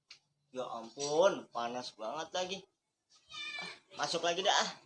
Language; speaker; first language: Indonesian; native; Indonesian